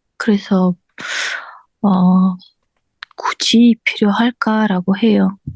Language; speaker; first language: Korean; non-native, fluent; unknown